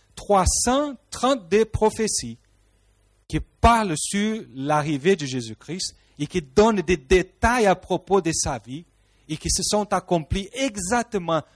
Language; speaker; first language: French; non-native, fluent; Portuguese